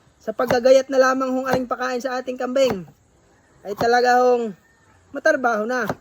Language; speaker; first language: Filipino; native; Filipino